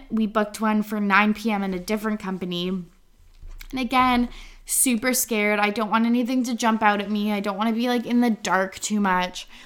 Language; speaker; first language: English; native; English